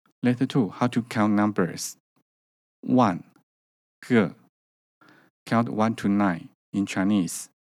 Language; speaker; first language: English; non-native, learner; Chinese